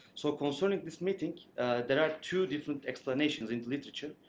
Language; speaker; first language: English; non-native, fluent; Turkish